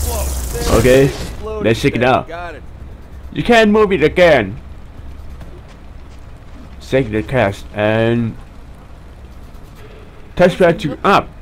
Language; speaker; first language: English; non-native, learner; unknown